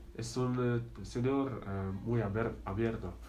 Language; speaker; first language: Spanish; non-native, learner; Arabic